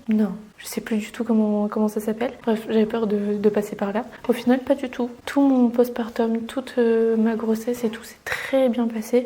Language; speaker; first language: French; native; French